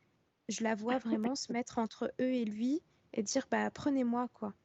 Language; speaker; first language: French; native; French